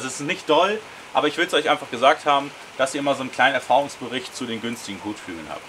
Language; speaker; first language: German; native; German